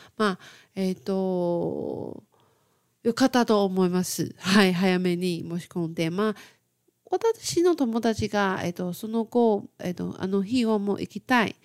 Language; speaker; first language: Japanese; non-native, fluent; Chinese